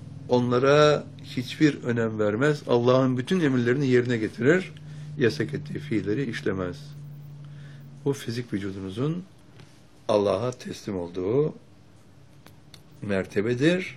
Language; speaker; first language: Turkish; native; Turkish